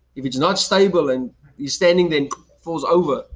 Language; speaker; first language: English; non-native, local second language; Afrikaans